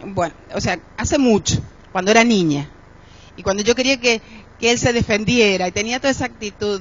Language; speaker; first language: Spanish; native; Spanish